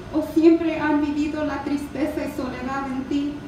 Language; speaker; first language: Spanish; early bilingual, other home language; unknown